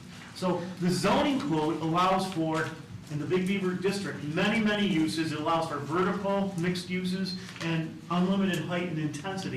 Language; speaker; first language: English; native; English